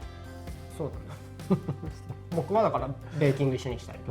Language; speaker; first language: Japanese; native; Japanese